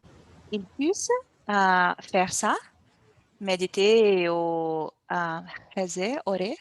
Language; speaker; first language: French; non-native, learner; Portuguese